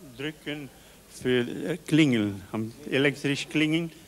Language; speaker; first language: English; non-native, fluent; French